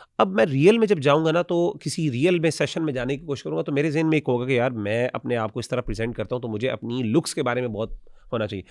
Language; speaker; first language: Urdu; native; Urdu